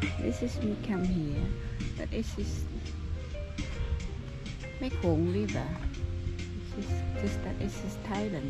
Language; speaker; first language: English; non-native, learner; Thai